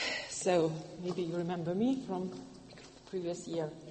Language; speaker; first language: English; non-native, fluent; Hungarian